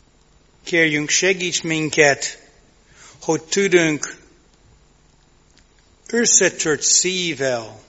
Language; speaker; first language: Hungarian; non-native, fluent; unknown